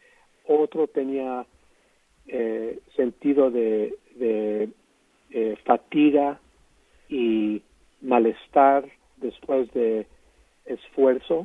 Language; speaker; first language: Spanish; non-native, fluent; English